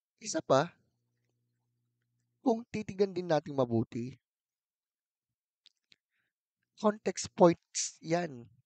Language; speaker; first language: Filipino; native; Filipino